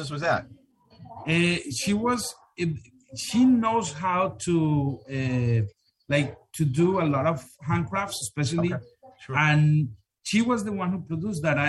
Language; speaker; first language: English; non-native, fluent; Spanish